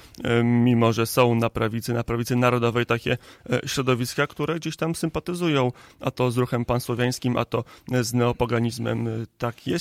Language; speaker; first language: Polish; native; Polish